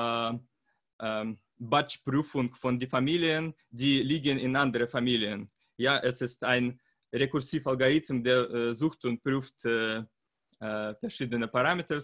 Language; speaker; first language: German; non-native, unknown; Russian